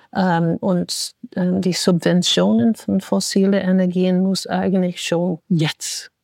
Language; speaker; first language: German; non-native, fluent; English